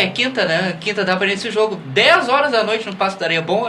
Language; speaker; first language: Portuguese; native; Portuguese